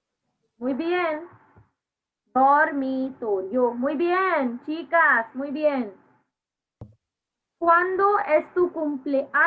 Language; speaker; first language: Spanish; non-native, learner; Hindi